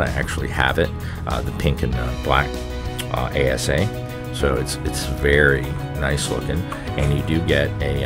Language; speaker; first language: English; native; English